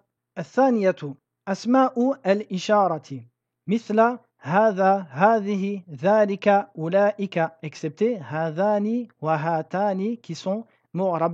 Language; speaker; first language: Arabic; non-native, fluent; French